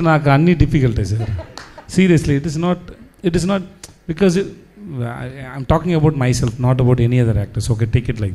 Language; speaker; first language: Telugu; non-native, learner; Tamil